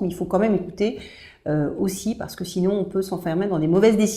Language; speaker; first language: French; native; French